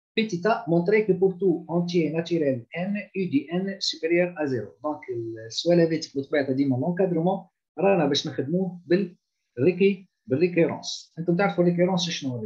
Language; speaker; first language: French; non-native, local second language; Arabic